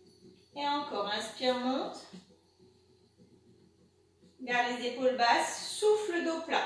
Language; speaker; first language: French; native; French